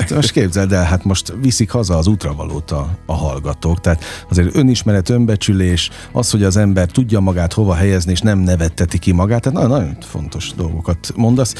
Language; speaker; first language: Hungarian; native; Hungarian